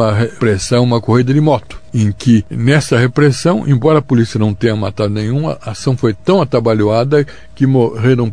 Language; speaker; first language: Portuguese; native; Portuguese